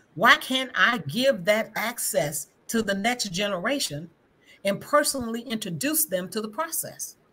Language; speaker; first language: English; native; English